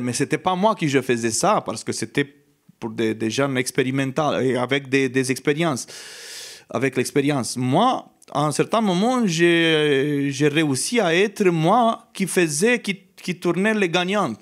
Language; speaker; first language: French; non-native, fluent; Romanian